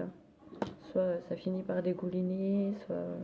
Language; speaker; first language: French; native; French